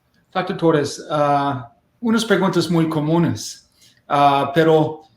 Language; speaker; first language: Spanish; non-native, learner; English